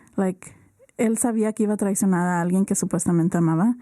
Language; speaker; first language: Spanish; early bilingual, heritage; Spanish